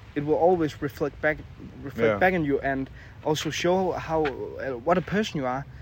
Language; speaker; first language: English; non-native, fluent; Danish